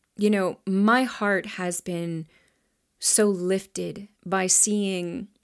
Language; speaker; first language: English; native; English